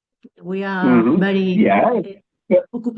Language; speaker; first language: English; non-native, learner; Spanish